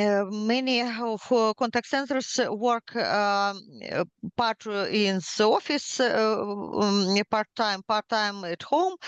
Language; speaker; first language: English; non-native, learner; Ukrainian